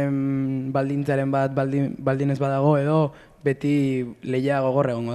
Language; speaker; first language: Basque; native; Basque